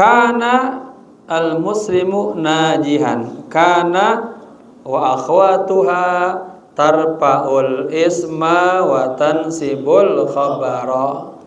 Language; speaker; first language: Arabic; non-native, fluent; Indonesian